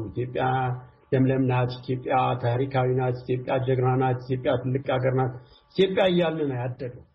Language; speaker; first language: Amharic; non-native, local second language; Tigrinya